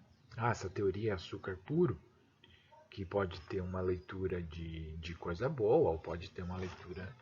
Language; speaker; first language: Portuguese; native; Portuguese